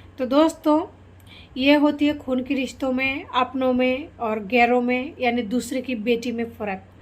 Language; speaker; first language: Hindi; non-native, local second language; Bangla